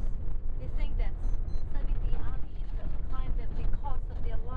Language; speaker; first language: English; non-native, fluent; Korean